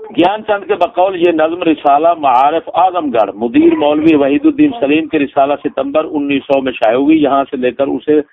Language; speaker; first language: Urdu; non-native, local second language; Punjabi